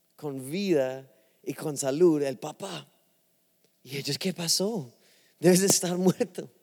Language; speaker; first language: Spanish; non-native, fluent; English